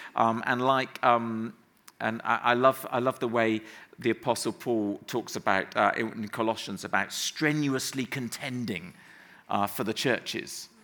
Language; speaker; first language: English; native; English